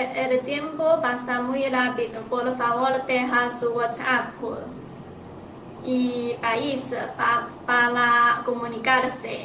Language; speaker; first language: Spanish; non-native, learner; Chinese